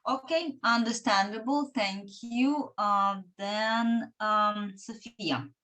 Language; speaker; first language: English; non-native, fluent; Ukrainian